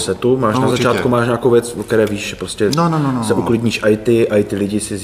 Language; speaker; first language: Czech; native; Czech